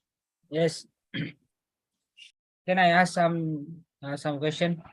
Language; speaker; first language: English; non-native, learner; Malay